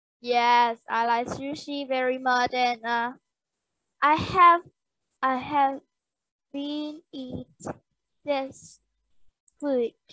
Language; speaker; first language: English; non-native, learner; Vietnamese